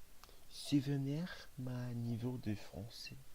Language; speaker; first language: French; non-native, learner; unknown